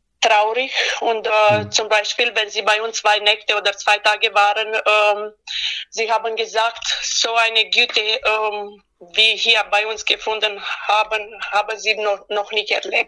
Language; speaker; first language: German; non-native, learner; Romanian